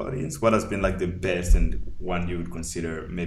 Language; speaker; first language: English; non-native, local second language; Nyanja